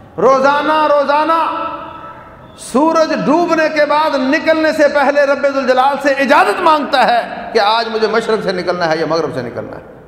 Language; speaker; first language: Urdu; native; Urdu